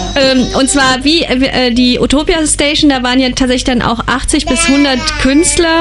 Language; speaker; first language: German; native; German